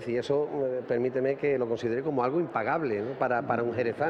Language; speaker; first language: Spanish; native; Spanish